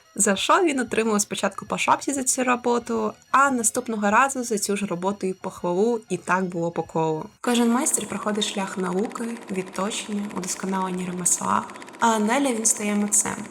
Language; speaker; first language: Ukrainian; native; Ukrainian